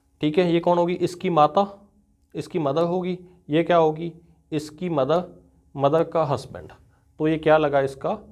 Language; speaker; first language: Hindi; non-native, local second language; Punjabi